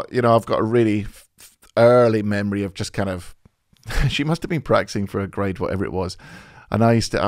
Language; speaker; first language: English; native; English